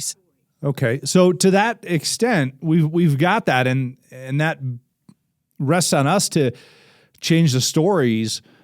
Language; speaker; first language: English; native; English